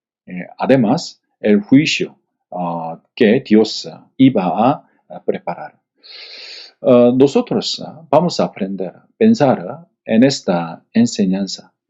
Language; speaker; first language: Spanish; non-native, fluent; Korean